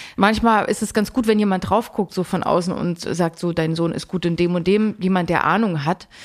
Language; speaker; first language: German; native; German